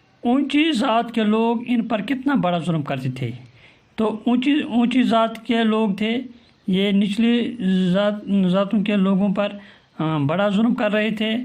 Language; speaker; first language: Urdu; native; Urdu